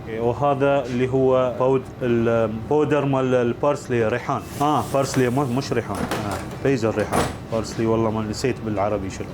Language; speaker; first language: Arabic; native; Arabic